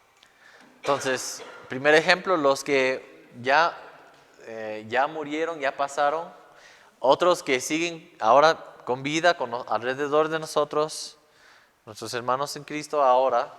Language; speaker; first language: Spanish; non-native, fluent; English